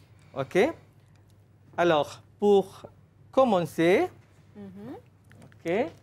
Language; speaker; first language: French; non-native, fluent; Malay